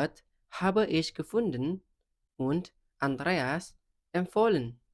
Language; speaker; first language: German; non-native, fluent; Indonesian